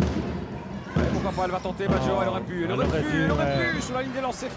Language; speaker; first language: French; native; French